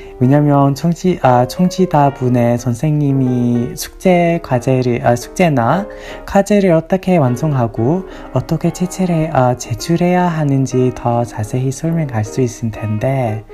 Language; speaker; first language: Korean; non-native, learner; English